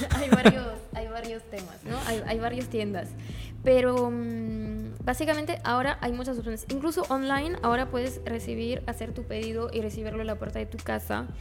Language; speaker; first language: Spanish; non-native, fluent; French